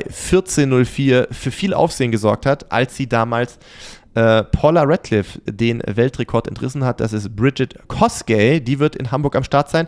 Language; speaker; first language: German; native; German